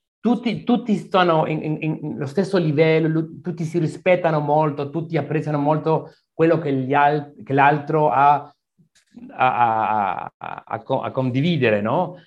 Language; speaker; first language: Italian; non-native, learner; Spanish